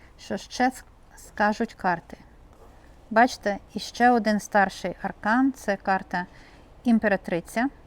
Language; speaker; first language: Ukrainian; native; Ukrainian